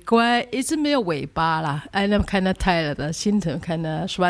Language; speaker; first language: German; non-native, learner; Chinese